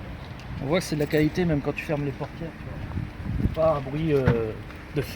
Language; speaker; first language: French; native; French